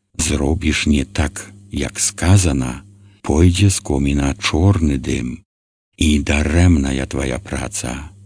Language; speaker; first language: Belarusian; native; Belarusian